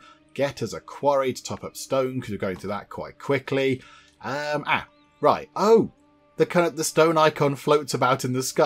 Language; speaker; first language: English; native; English